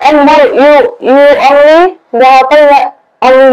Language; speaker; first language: English; non-native, learner; Indonesian